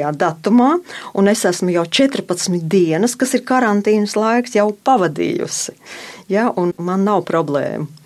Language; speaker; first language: Latvian; native; Latvian